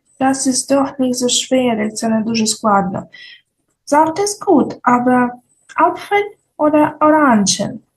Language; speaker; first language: German; non-native, fluent; Ukrainian